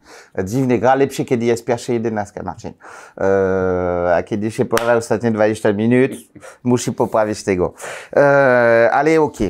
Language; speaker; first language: Polish; non-native, learner; French